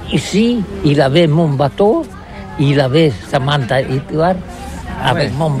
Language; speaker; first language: French; non-native, learner; Catalan